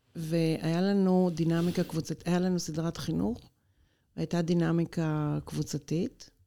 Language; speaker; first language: Hebrew; native; Hebrew